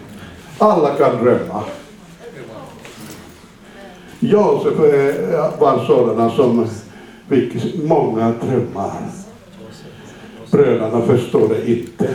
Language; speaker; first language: Swedish; non-native, fluent; Finnish